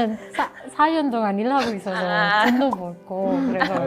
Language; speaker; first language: Korean; non-native, fluent; Indonesian